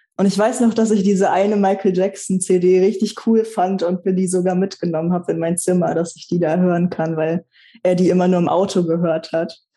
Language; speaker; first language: German; early bilingual, other home language; Russian